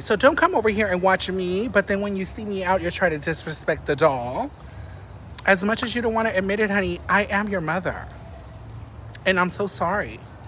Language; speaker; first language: English; early bilingual, other home language; Spanish